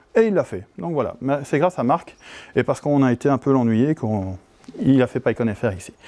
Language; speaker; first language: French; native; French